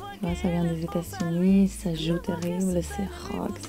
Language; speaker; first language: French; non-native, fluent; Spanish